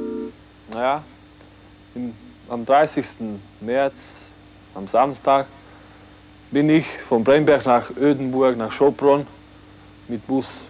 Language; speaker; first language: German; non-native, learner; Hungarian